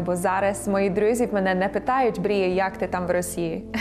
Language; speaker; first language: Ukrainian; non-native, fluent; English